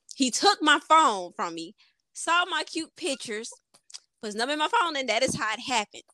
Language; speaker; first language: English; native; English